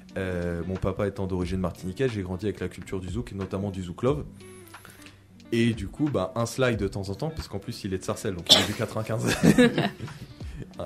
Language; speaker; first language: French; native; French